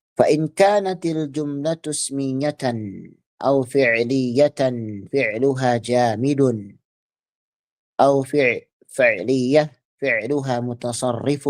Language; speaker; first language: Arabic; non-native, fluent; Indonesian